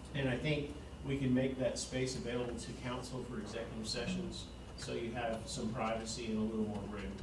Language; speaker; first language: English; native; English